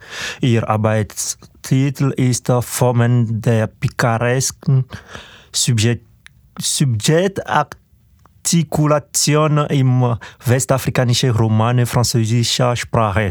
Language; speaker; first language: German; non-native, fluent; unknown